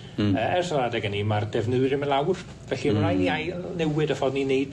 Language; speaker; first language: Welsh; native; Welsh